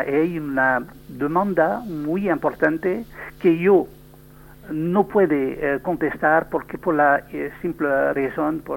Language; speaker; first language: Spanish; non-native, learner; French